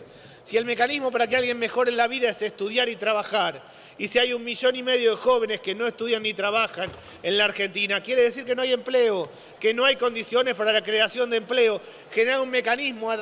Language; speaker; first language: Spanish; native; Spanish